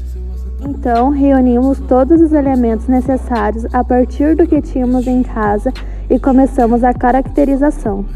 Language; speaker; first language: Portuguese; native; Portuguese